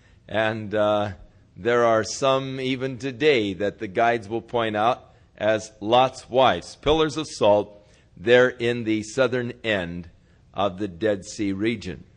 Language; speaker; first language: English; native; English